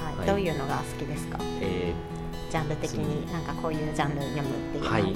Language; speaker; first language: Japanese; native; Japanese